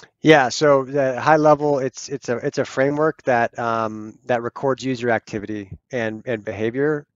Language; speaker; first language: English; native; English